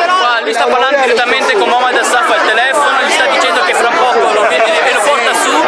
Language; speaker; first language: Italian; early bilingual, other home language; Urdu